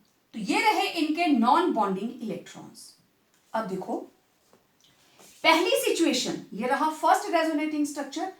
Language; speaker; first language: Hindi; native; Hindi